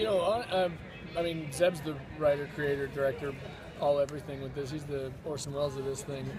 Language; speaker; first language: English; native; English